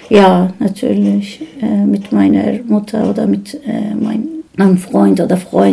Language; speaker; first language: German; non-native, learner; Turkish